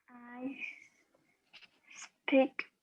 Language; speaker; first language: English; non-native, learner; Vietnamese